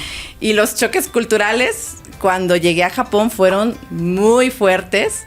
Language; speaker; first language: Spanish; native; Spanish